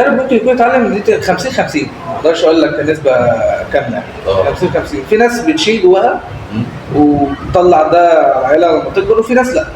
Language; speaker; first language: Arabic; native; Arabic